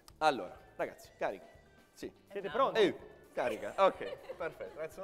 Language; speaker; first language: Italian; native; Italian